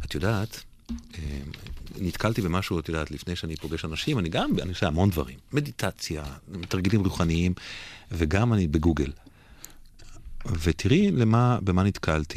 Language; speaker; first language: Hebrew; native; Hebrew